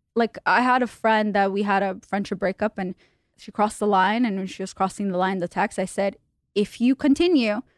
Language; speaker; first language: English; non-native, fluent; Hebrew